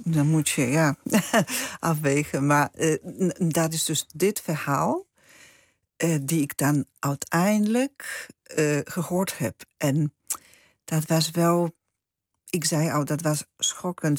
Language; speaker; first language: Dutch; non-native, fluent; Polish